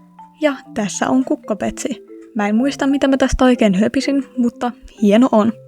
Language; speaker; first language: Finnish; native; Finnish